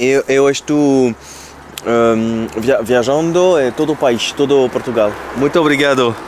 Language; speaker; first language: Portuguese; non-native, learner; French